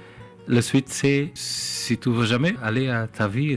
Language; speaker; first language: French; non-native, fluent; Portuguese